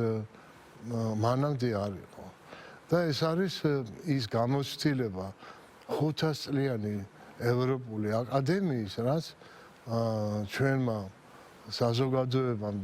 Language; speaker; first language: Georgian; native; Georgian